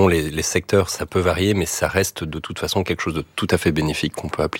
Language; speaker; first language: French; native; French